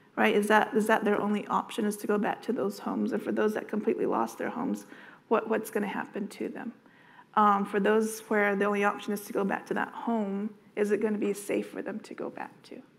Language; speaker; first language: English; native; English